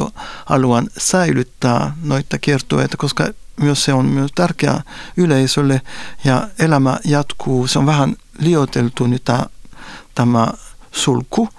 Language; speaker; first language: Finnish; non-native, fluent; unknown